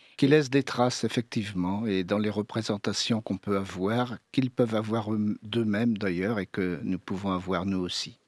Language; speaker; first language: French; native; French